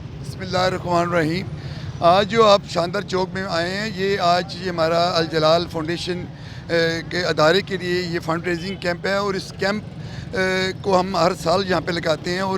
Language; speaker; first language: Urdu; non-native, local second language; Punjabi